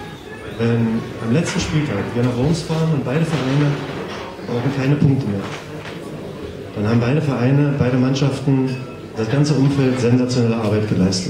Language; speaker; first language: German; native; German